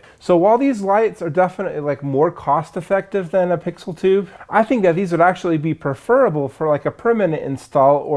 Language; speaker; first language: English; native; English